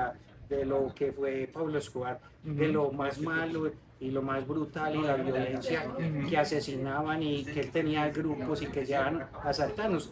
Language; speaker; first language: Spanish; native; Spanish